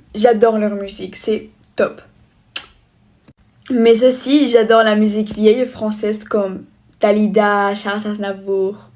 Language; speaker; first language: French; early bilingual, heritage; French